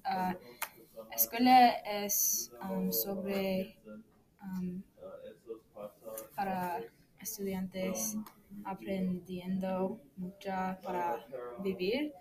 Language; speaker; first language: Spanish; non-native, learner; English